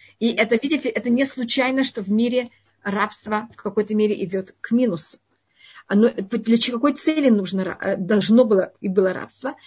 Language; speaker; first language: Russian; early bilingual, heritage; Russian